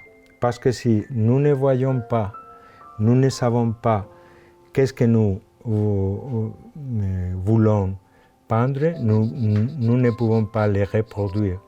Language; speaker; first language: French; non-native, fluent; Spanish